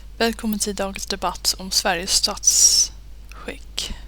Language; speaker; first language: Swedish; non-native, learner; Dutch